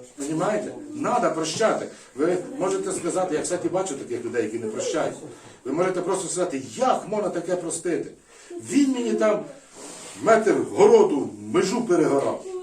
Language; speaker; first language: Ukrainian; non-native, local second language; Russian